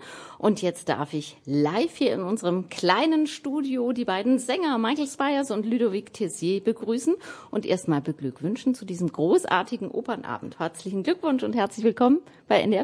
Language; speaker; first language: German; native; German